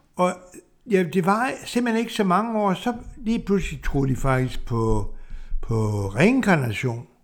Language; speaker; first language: Danish; native; Danish